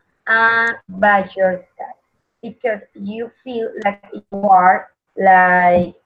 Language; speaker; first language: English; non-native, learner; Spanish